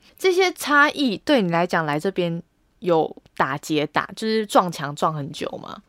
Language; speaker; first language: Chinese; native; Chinese